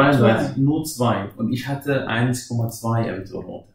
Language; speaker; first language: German; non-native, fluent; Arabic